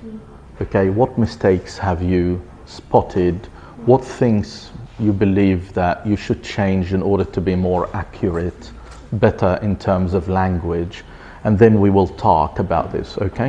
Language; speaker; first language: English; non-native, fluent; Arabic